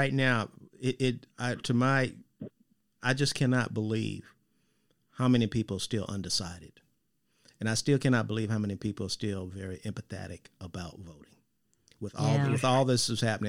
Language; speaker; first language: English; native; English